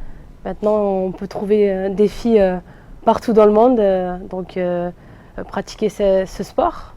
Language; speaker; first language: French; native; French